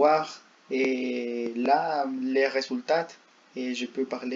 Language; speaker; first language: French; non-native, learner; Spanish